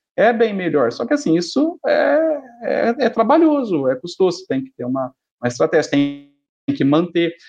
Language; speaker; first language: Portuguese; native; Portuguese